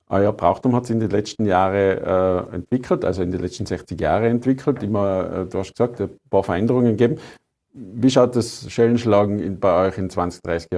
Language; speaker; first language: German; native; German